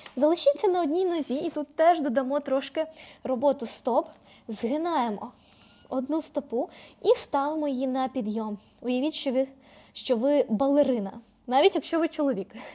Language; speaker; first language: Ukrainian; non-native, local second language; Russian